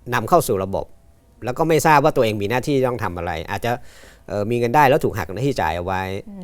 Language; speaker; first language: Thai; native; Thai